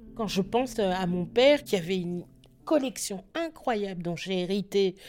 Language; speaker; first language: French; native; French